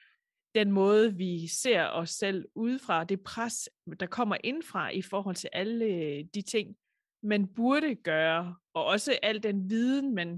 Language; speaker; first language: Danish; native; Danish